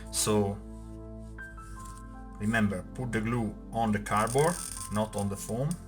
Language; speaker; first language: English; non-native, fluent; Italian